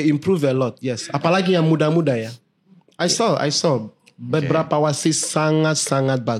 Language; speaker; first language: Indonesian; non-native, fluent; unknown